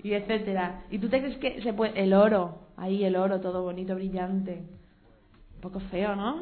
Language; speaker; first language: Spanish; native; Spanish